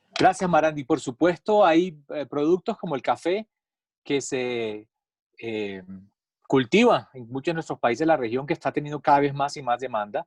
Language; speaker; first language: Spanish; native; Spanish